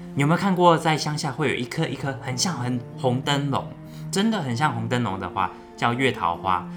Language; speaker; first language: Chinese; native; Chinese